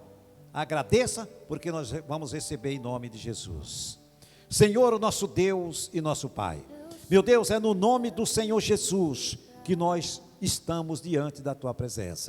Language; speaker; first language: Portuguese; native; Portuguese